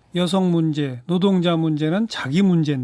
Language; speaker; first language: Korean; native; Korean